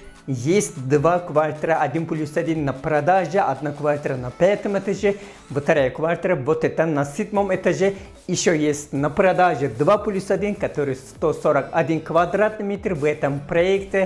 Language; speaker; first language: Russian; non-native, fluent; Turkish